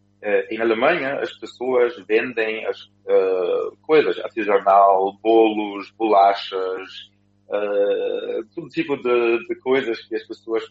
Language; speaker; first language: Portuguese; non-native, fluent; German